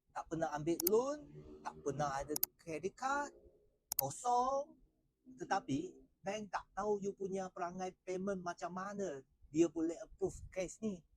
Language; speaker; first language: Malay; non-native, local second language; Chinese